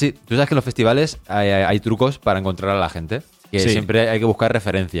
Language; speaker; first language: Spanish; native; Spanish